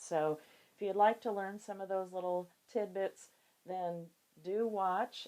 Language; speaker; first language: English; native; English